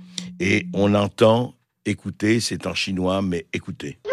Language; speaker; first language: French; native; French